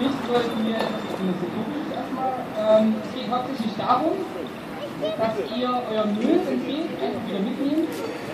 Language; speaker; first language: German; native; German